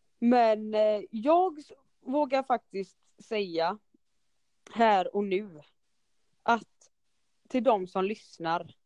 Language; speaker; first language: Swedish; early bilingual, other home language; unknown